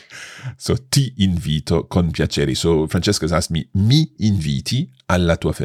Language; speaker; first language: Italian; non-native, fluent; English